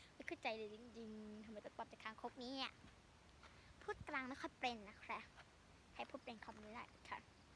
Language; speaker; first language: Thai; native; Thai